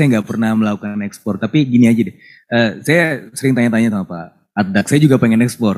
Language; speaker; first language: Indonesian; native; Indonesian